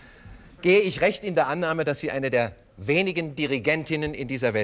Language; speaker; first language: German; native; German